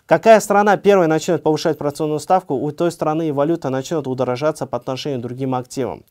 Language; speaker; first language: Russian; non-native, local second language; Uzbek